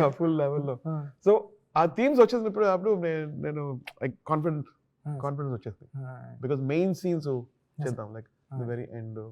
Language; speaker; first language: Telugu; non-native, learner; Tamil